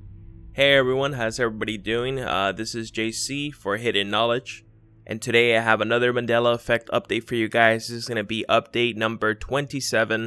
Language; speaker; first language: English; native; English